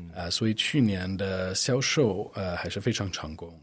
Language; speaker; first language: Chinese; non-native, fluent; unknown